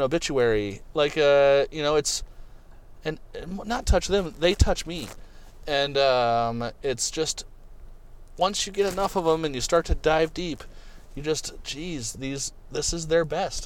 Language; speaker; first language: English; native; English